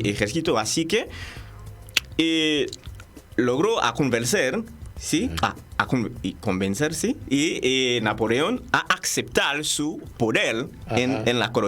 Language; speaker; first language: Spanish; non-native, fluent; Haitian Creole